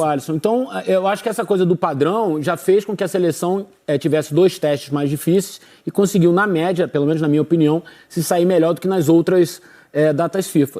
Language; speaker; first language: Portuguese; native; Portuguese